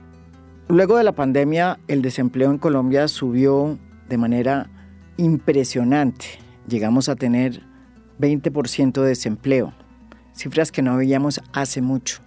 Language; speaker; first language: Spanish; native; Spanish